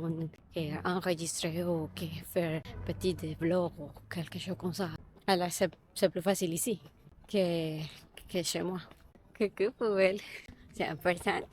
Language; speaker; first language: French; non-native, learner; Spanish